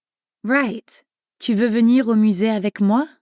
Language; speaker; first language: French; non-native, fluent; English